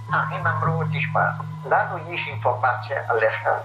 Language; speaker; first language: Hebrew; non-native, fluent; Polish